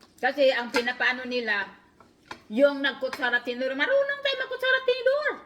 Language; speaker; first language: Filipino; non-native, local second language; Cebuano